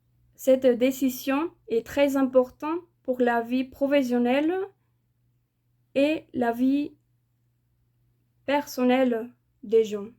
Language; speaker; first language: French; non-native, fluent; Spanish